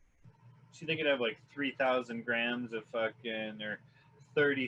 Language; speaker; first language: English; native; English